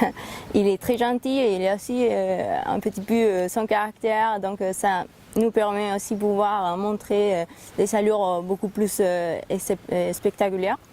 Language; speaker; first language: French; non-native, fluent; Spanish